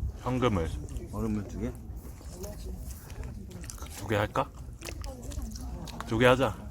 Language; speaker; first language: Korean; native; Korean